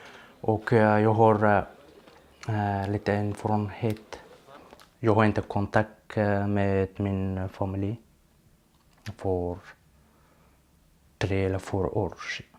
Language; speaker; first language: Swedish; non-native, learner; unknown